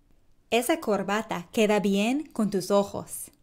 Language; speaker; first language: Spanish; non-native, fluent; English